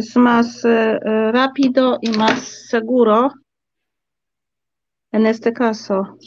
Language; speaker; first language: Spanish; non-native, fluent; Polish